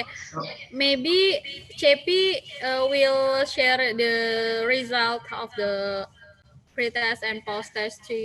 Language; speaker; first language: English; non-native, local second language; Indonesian